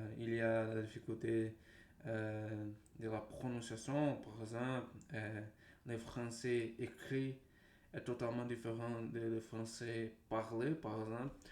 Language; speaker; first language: French; non-native, learner; Portuguese